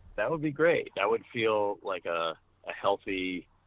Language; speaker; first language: English; native; English